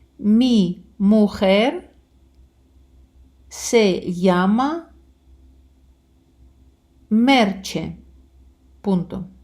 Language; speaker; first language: Spanish; non-native, fluent; Ukrainian